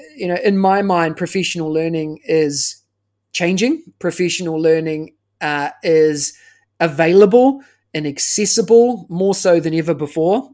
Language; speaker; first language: English; native; English